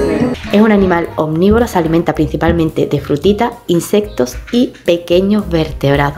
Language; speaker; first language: Spanish; native; Spanish